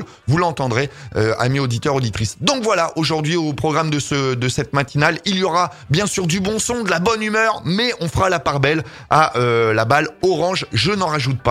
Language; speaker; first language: French; native; French